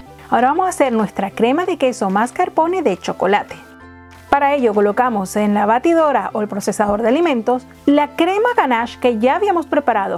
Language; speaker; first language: Spanish; native; Spanish